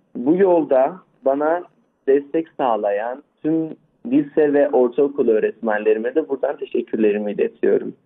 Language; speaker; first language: Turkish; early bilingual, other home language; Arabic